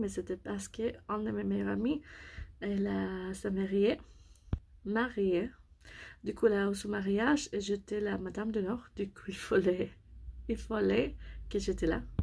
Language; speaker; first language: French; non-native, learner; English